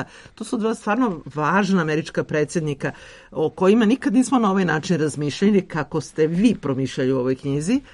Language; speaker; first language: Serbian; native; Serbian